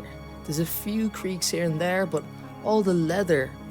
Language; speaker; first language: English; native; English